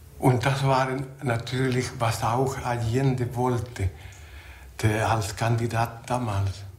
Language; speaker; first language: German; non-native, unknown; Spanish